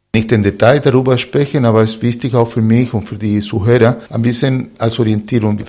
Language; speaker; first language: German; non-native, fluent; Spanish